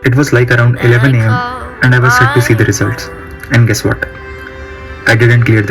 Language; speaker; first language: English; non-native, local second language; Hindi